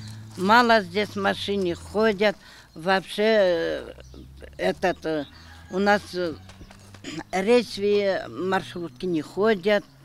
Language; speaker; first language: Russian; non-native, local second language; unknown